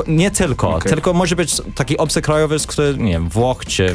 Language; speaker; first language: Polish; non-native, learner; English